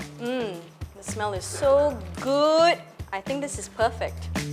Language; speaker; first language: English; non-native, local second language; Malay